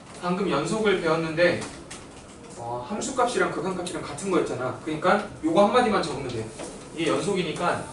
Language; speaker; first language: Korean; native; Korean